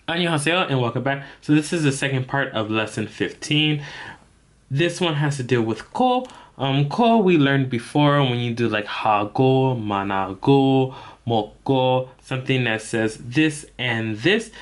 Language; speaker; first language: English; native; English